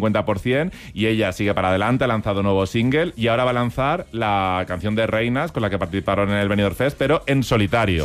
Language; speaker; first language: Spanish; native; Spanish